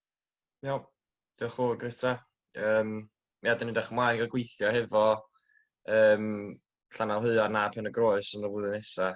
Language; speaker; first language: Welsh; native; Welsh